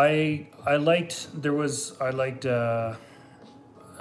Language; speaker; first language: English; native; English